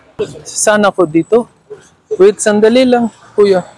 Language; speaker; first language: Filipino; non-native, fluent; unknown